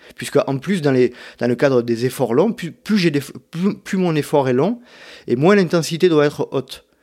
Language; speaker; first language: French; native; French